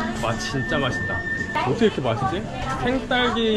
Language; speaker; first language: Korean; native; Korean